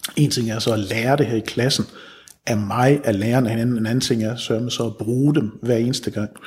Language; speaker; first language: Danish; native; Danish